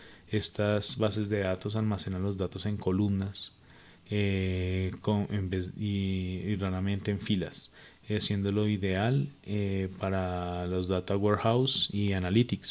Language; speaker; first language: Spanish; native; Spanish